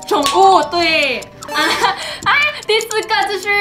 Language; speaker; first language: Chinese; non-native, learner; Thai